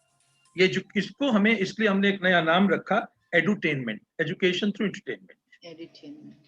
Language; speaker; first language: Hindi; native; Hindi